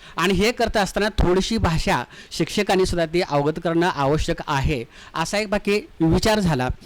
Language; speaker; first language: Marathi; native; Marathi